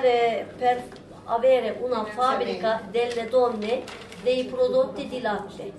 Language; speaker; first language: Italian; non-native, learner; Turkish